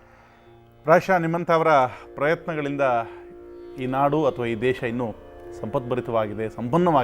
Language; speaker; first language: Kannada; native; Kannada